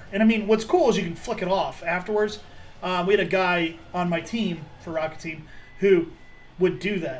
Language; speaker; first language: English; native; English